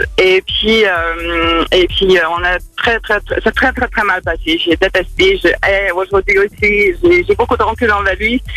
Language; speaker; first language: French; non-native, fluent; Russian